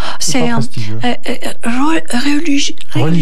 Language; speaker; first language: French; native; French